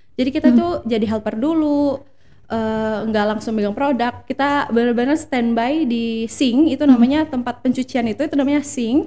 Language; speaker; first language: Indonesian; native; Indonesian